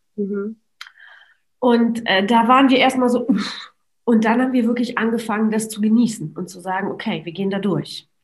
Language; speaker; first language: German; early bilingual, other home language; Polish